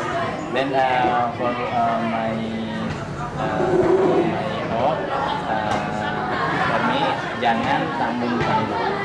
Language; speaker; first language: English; non-native, fluent; Indonesian